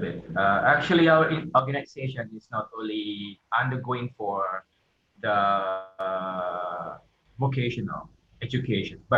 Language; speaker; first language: English; non-native, fluent; Thai